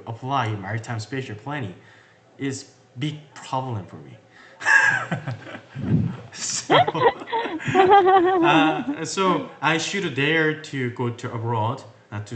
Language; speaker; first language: English; non-native, learner; Korean